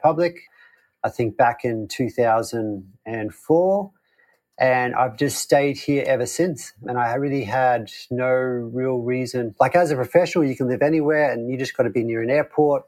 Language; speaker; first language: English; native; English